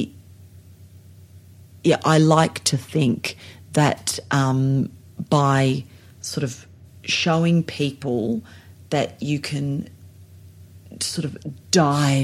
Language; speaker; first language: English; native; English